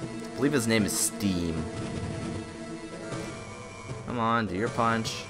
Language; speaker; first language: English; native; English